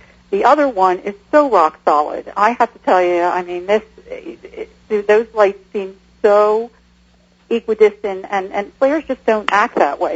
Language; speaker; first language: English; native; English